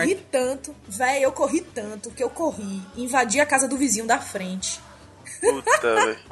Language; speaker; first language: Portuguese; native; Portuguese